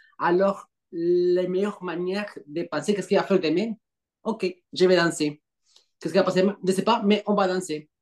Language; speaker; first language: French; non-native, learner; Spanish